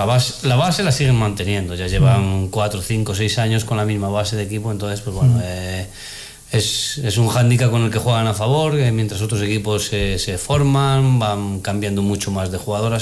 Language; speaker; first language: Spanish; native; Spanish